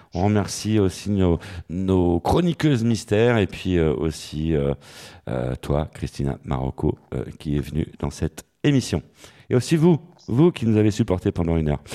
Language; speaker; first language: French; native; French